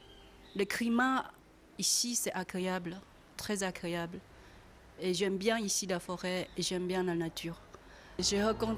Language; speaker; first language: French; non-native, learner; Chinese